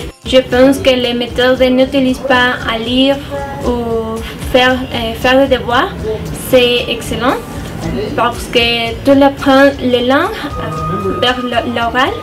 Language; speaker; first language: French; non-native, learner; Spanish